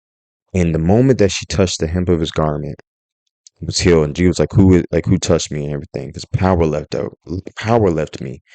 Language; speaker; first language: English; native; English